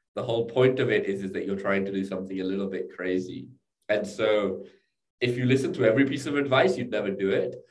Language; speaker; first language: English; native; English